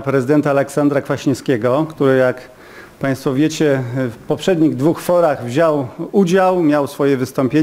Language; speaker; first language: Polish; native; Polish